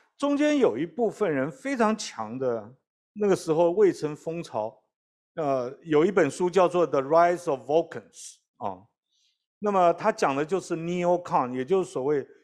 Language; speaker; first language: Chinese; native; Chinese